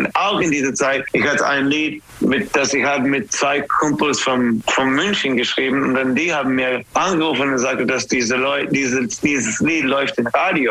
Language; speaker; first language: German; non-native, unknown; English